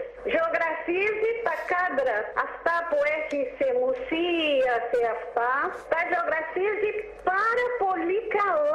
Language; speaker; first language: Greek; non-native, fluent; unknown